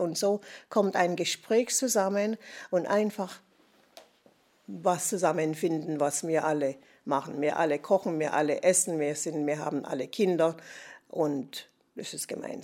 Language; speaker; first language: German; non-native, fluent; English